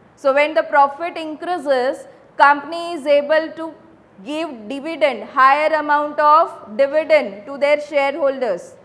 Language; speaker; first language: English; non-native, local second language; Gujarati